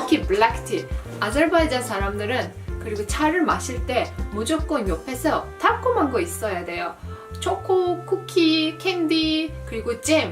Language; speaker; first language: Korean; non-native, fluent; Azerbaijani